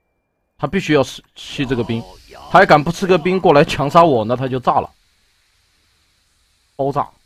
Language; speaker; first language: Chinese; native; Chinese